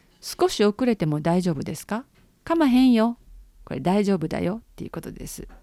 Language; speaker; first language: Japanese; native; Japanese